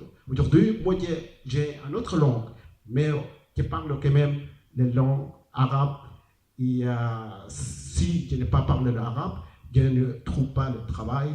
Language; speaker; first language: French; non-native, learner; Arabic